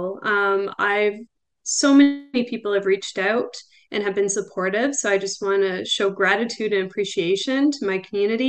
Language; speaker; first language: English; native; English